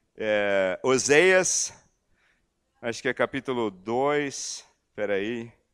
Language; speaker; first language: Portuguese; non-native, fluent; English